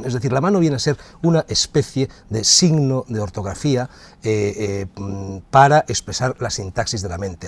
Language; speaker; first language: Spanish; native; Spanish